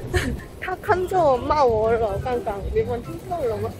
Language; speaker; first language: Chinese; non-native, learner; Korean